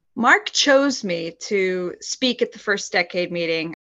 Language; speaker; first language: English; native; English